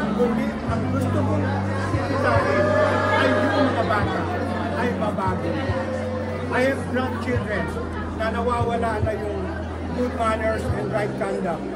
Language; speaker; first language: Filipino; native; Filipino